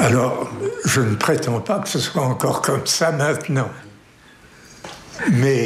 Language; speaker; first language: French; native; French